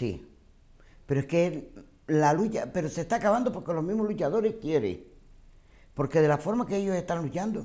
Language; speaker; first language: Spanish; native; Spanish